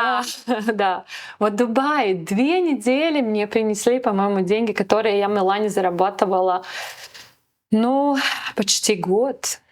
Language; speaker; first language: Russian; non-native, local second language; Latvian